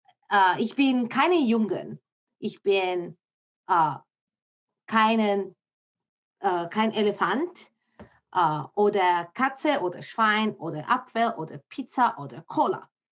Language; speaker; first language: German; non-native, learner; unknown